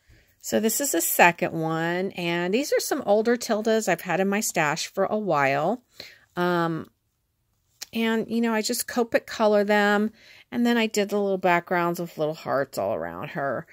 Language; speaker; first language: English; native; English